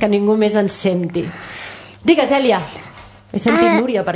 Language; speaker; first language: Catalan; native; Catalan